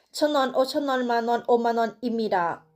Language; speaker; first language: Korean; non-native, learner; Thai